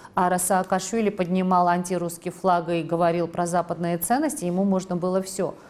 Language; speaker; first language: Russian; non-native, local second language; Georgian